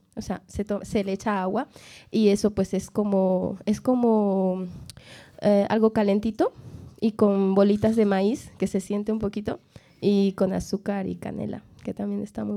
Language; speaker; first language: Spanish; native; Spanish